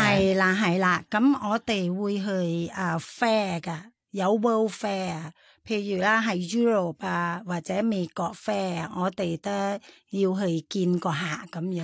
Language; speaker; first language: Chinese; non-native, fluent; Thai